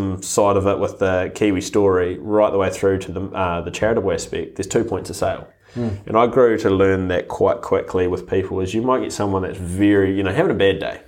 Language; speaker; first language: English; native; English